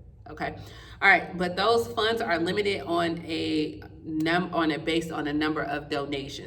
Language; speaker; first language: English; native; English